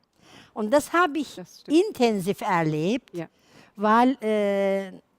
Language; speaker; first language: German; non-native, learner; Turkish